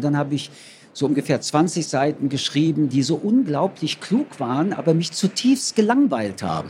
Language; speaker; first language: German; early bilingual, other home language; French